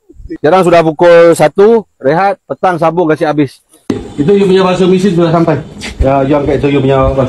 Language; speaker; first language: Malay; native; Malay